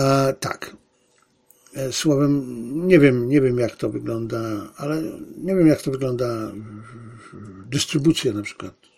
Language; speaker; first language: Polish; native; Polish